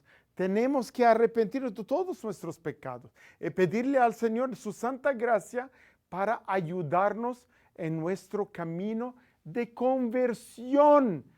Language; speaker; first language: Spanish; non-native, fluent; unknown